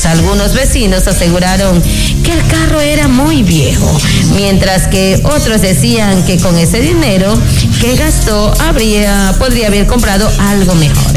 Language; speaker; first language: Spanish; native; Spanish